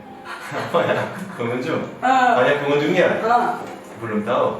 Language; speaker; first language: Indonesian; non-native, learner; Korean